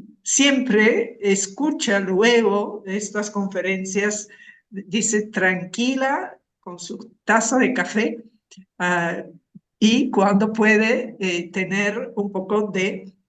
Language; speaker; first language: Spanish; non-native, fluent; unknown